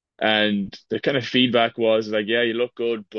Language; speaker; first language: English; native; English